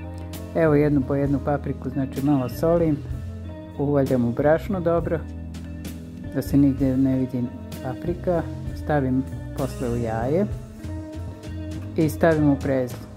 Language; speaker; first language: Serbian; native; Serbian